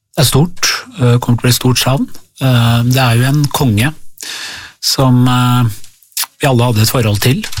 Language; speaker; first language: Norwegian; early bilingual, other home language; Persian